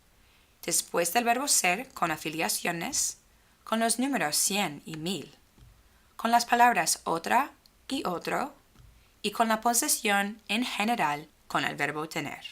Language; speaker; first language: Spanish; non-native, fluent; English